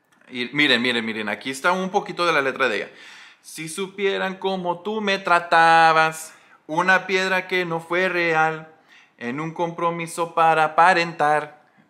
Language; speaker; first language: Spanish; early bilingual, heritage; Spanish